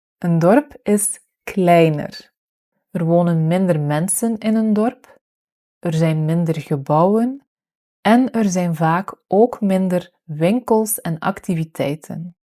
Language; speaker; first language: Dutch; native; Dutch